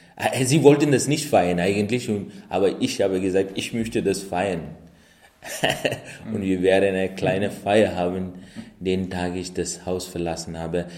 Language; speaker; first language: German; non-native, fluent; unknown